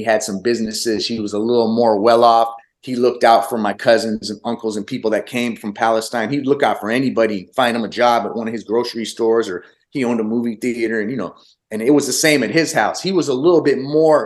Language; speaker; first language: English; early bilingual, other home language; Arabic